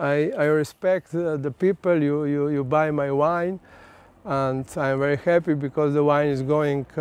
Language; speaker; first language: English; non-native, learner; Slovenian